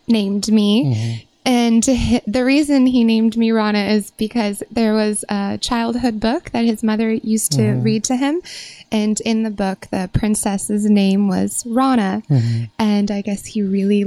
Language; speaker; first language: English; native; English